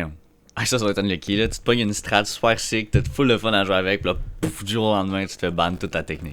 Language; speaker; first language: French; native; French